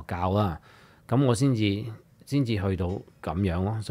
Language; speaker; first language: Cantonese; early bilingual, heritage; Cantonese